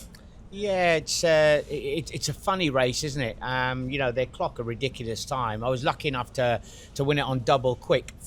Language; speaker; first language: English; native; English